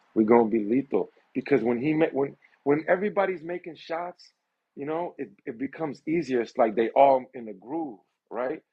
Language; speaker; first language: English; native; English